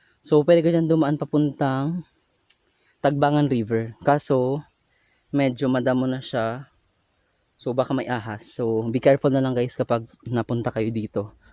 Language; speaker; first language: Filipino; non-native, local second language; Cebuano